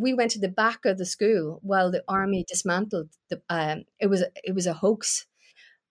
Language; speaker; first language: English; native; English